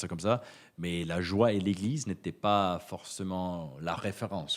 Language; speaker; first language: French; native; French